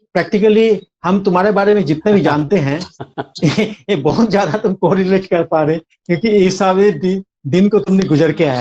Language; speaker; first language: Hindi; native; Hindi